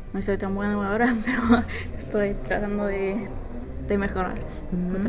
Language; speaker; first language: Spanish; non-native, fluent; English